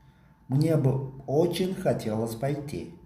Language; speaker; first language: Russian; non-native, local second language; Tajik